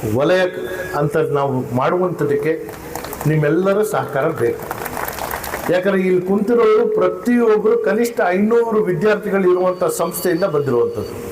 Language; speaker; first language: Kannada; non-native, local second language; Urdu